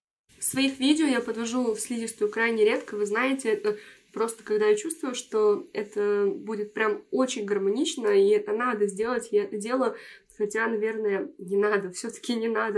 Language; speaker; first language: Russian; native; Russian